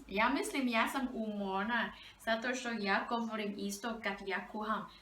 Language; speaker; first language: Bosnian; early bilingual, heritage; Bosnian